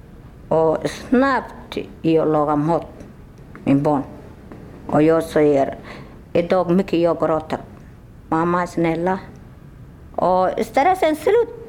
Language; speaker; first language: Swedish; non-native, learner; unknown